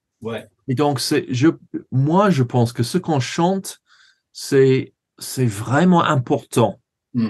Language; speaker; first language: French; non-native, fluent; English